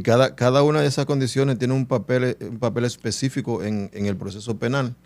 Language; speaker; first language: Spanish; native; Spanish